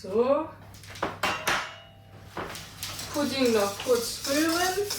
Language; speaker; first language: German; non-native, fluent; French